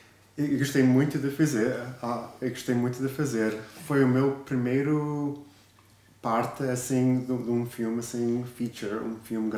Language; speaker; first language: Portuguese; early bilingual, other home language; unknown